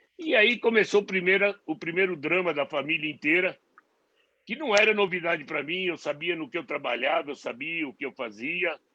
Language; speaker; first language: Portuguese; non-native, fluent; Hebrew